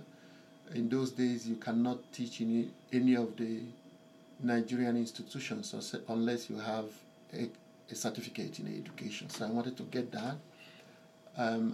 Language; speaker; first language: English; non-native, local second language; Igbo